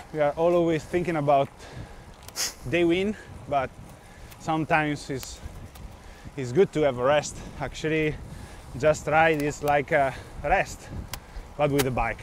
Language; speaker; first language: English; non-native, fluent; Italian